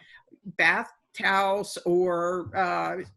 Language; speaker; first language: English; native; English